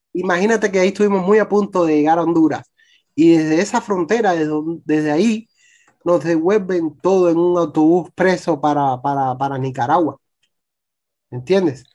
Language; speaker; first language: Spanish; native; Spanish